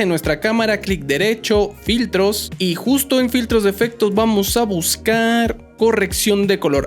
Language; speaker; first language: Spanish; native; Spanish